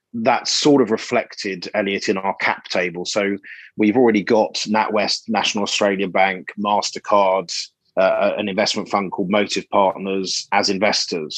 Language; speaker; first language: English; native; English